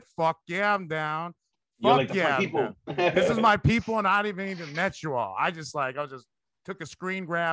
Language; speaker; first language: English; early bilingual, other home language; Spanish